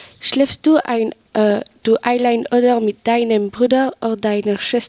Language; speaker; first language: German; non-native, learner; French